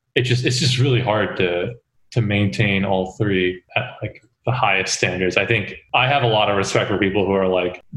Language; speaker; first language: English; early bilingual, other home language; Korean